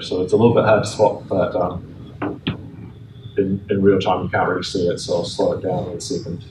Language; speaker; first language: English; native; English